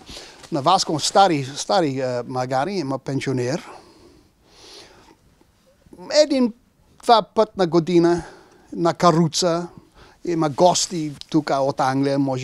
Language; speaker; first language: Bulgarian; non-native, learner; English